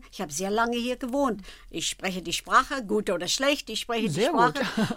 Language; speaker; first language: German; non-native, fluent; English